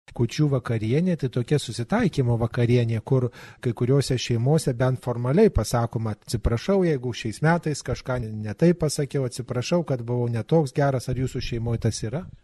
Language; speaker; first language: Lithuanian; native; Lithuanian